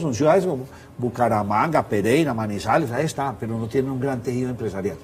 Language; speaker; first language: Spanish; native; Spanish